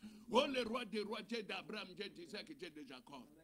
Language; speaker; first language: French; non-native, local second language; Lingala